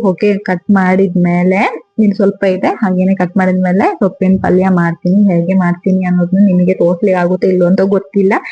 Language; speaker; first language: Kannada; non-native, local second language; Kodava